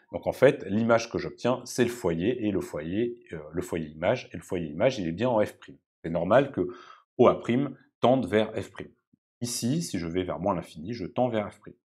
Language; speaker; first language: French; native; French